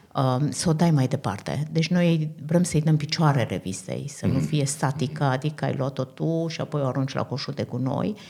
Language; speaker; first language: Romanian; native; Romanian